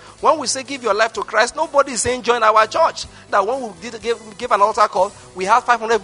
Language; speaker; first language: English; non-native, local second language; Igbo